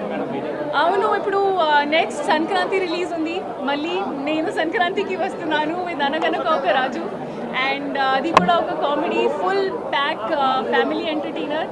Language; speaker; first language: Telugu; non-native, local second language; Hindi